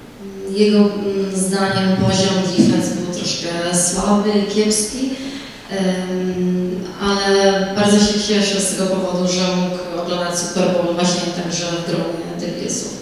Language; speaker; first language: Polish; early bilingual, heritage; Polish